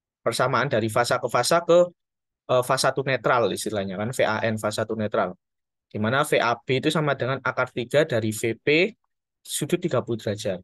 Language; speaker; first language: Indonesian; native; Indonesian